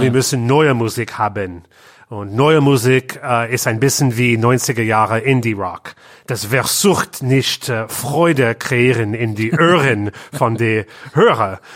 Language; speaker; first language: German; non-native, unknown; English